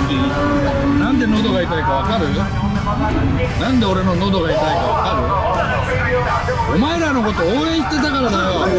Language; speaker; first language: Japanese; native; Japanese